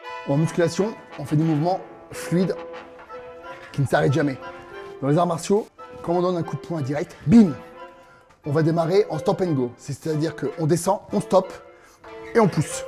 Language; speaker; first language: French; native; French